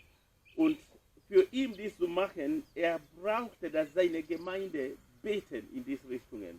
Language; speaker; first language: German; non-native, fluent; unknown